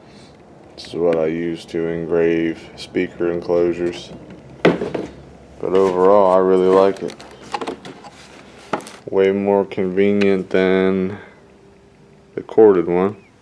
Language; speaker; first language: English; native; English